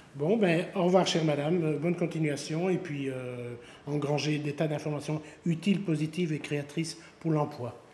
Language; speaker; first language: French; native; French